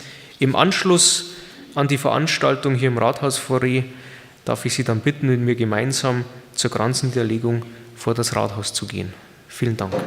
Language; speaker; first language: German; native; German